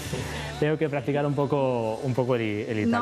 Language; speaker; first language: Spanish; native; Spanish